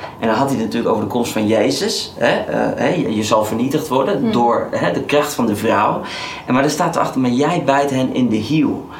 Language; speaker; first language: Dutch; native; Dutch